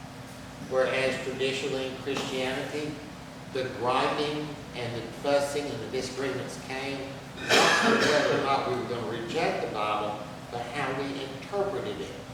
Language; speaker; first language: English; native; English